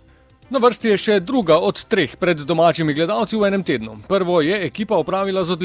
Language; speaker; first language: Slovenian; native; Slovenian